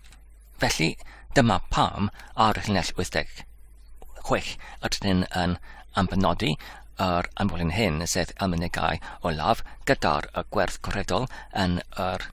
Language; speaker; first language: Welsh; non-native, learner; English